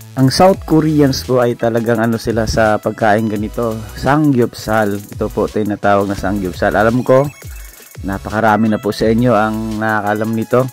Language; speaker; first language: Filipino; non-native, local second language; Cebuano